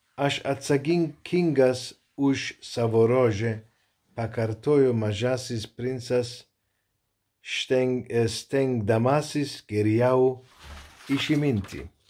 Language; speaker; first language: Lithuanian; non-native, learner; Turkish